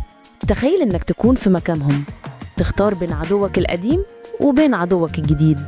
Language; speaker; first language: Arabic; native; Arabic